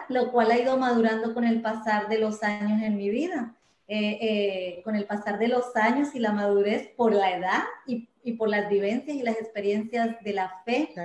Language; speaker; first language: Spanish; native; Spanish